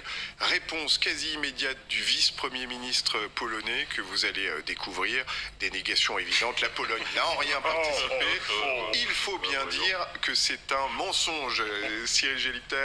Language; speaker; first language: French; native; French